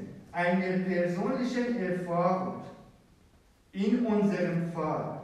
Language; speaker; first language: German; non-native, fluent; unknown